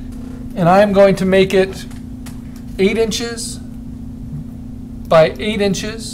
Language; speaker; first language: English; native; English